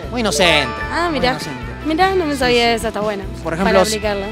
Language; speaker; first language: Spanish; native; Spanish